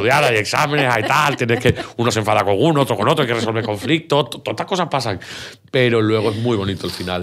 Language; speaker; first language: Spanish; native; Spanish